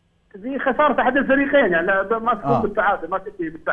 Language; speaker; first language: Arabic; native; Arabic